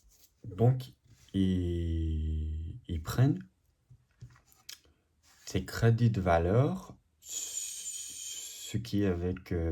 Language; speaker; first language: French; non-native, learner; English